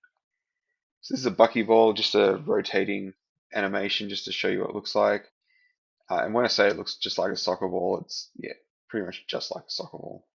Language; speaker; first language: English; native; English